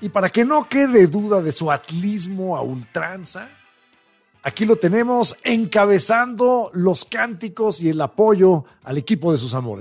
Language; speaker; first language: Spanish; native; Spanish